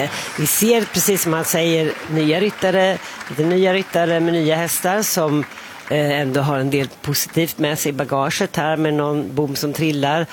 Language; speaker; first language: Swedish; native; Swedish